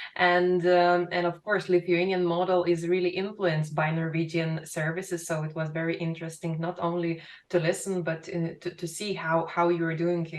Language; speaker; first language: English; non-native, fluent; Lithuanian